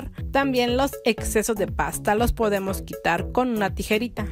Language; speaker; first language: Spanish; native; Spanish